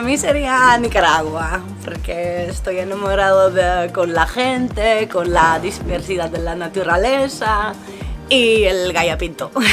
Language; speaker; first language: Spanish; non-native, fluent; Dutch